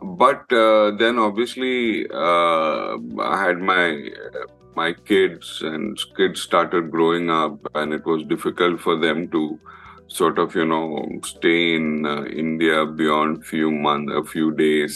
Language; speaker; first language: English; non-native, local second language; Malayalam